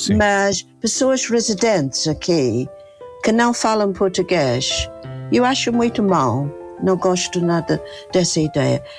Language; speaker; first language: Portuguese; non-native, fluent; English